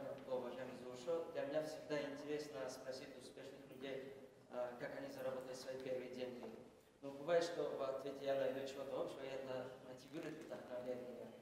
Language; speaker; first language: Russian; non-native, local second language; Tajik